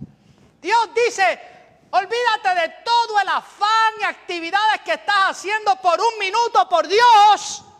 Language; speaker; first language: Spanish; native; Spanish